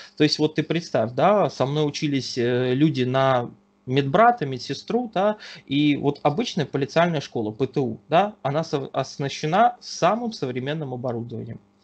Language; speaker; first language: Russian; native; Russian